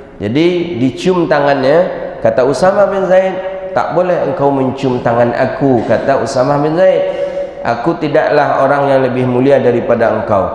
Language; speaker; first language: Malay; non-native, local second language; Minangkabau